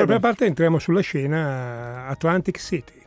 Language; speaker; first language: Italian; native; Italian